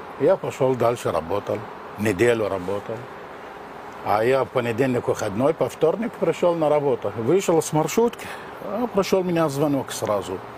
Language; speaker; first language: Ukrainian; non-native, learner; Arabic